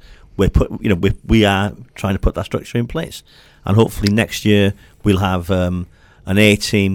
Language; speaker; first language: English; native; English